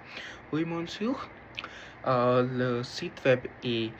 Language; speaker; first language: French; non-native, learner; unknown